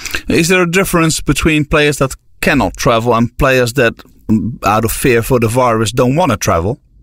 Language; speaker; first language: English; non-native, fluent; Dutch